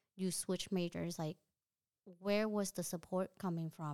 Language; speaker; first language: English; early bilingual, other home language; Vietnamese